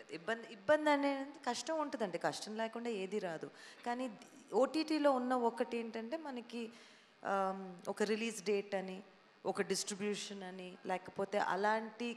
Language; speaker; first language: Telugu; native; Telugu